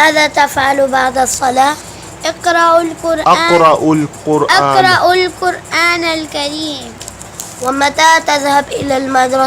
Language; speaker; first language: Arabic; non-native, learner; Urdu